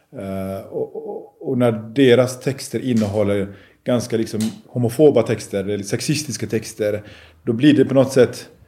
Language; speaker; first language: Swedish; early bilingual, other home language; Persian